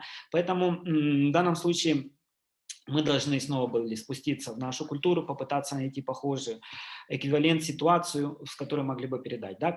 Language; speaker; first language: Russian; native; Russian